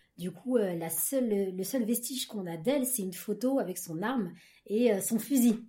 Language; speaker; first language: French; native; French